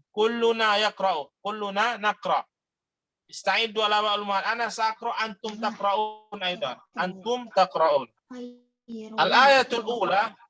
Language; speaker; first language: Arabic; non-native, fluent; Indonesian